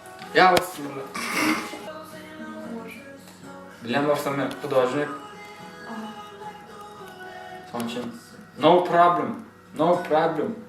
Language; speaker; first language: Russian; non-native, learner; Turkmen